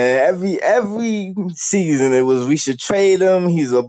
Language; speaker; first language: English; native; English